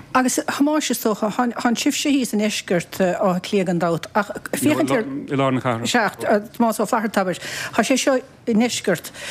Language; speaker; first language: Irish; native; Irish